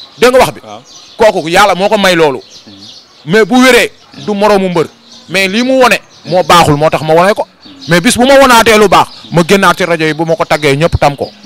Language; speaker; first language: Wolof; native; Wolof